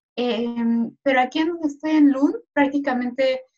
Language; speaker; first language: Spanish; native; Spanish